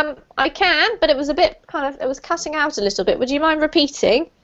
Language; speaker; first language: English; native; English